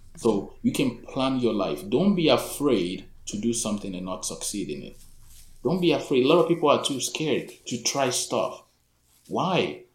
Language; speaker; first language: English; non-native, local second language; Yoruba